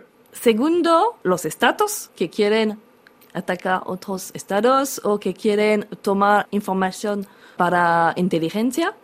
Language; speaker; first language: Spanish; non-native, learner; French